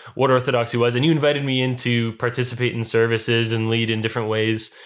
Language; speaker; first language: English; native; English